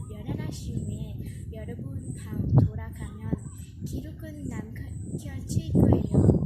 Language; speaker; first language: Korean; non-native, learner; Vietnamese